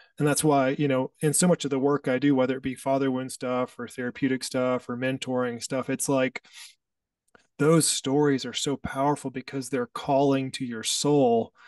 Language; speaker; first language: English; native; English